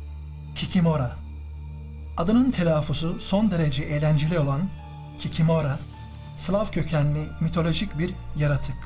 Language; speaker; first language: Turkish; native; Turkish